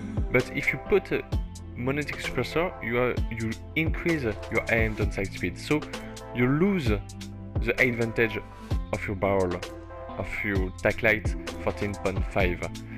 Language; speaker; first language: English; non-native, fluent; French